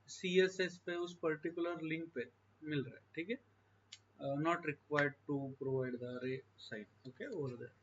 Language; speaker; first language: Hindi; non-native, local second language; Marathi